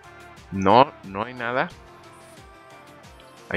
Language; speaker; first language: Spanish; native; Spanish